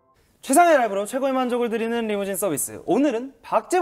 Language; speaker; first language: Korean; native; Korean